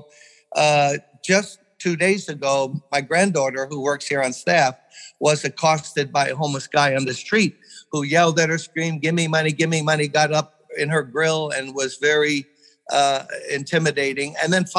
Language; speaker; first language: English; native; English